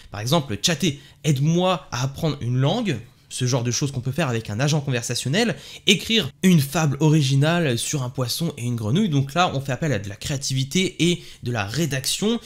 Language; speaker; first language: French; native; French